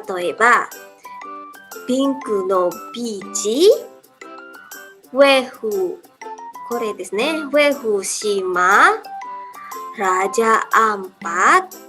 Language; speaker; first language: Japanese; non-native, learner; Indonesian